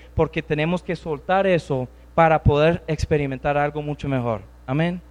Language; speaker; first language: Spanish; non-native, fluent; English